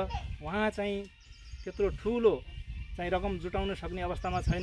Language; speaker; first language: Nepali; native; Nepali